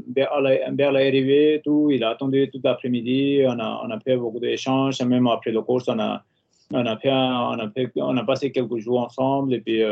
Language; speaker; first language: French; non-native, fluent; Nepali